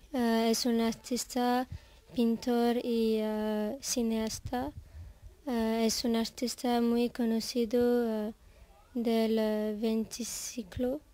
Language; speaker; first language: Spanish; non-native, learner; French